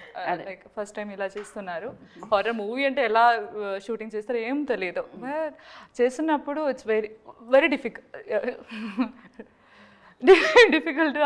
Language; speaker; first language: Telugu; non-native, learner; Malayalam